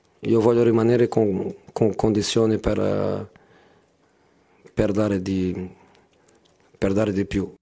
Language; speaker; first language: Italian; non-native, fluent; Portuguese